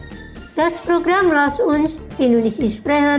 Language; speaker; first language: German; non-native, learner; Indonesian